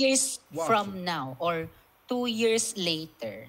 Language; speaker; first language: English; non-native, local second language; Filipino